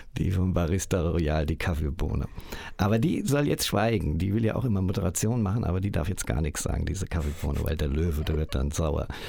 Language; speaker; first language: German; native; German